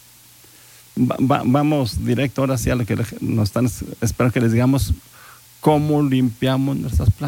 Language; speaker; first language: Spanish; native; Spanish